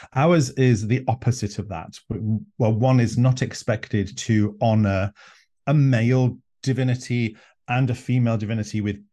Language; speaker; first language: English; non-native, local second language; Welsh